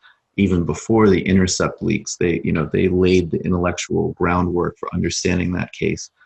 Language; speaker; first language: English; native; English